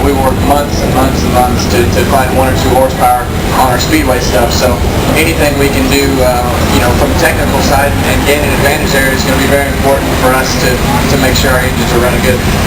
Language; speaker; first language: English; native; English